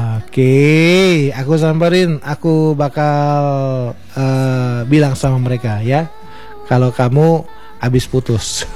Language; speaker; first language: Indonesian; native; Indonesian